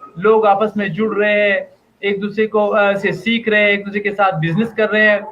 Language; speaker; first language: Urdu; non-native, local second language; Pashto